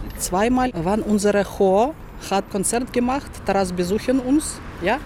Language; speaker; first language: German; non-native, learner; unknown